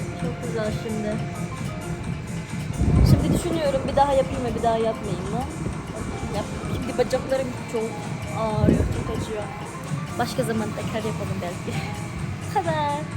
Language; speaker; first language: Turkish; non-native, fluent; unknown